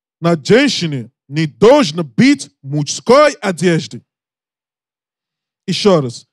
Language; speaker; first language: Russian; non-native, learner; English